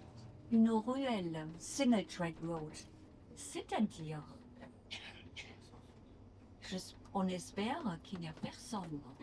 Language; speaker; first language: French; non-native, fluent; English